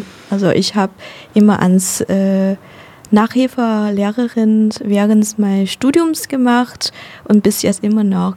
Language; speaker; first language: German; non-native, fluent; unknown